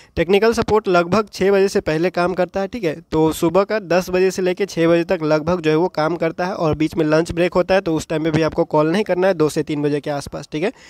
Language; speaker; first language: Hindi; native; Hindi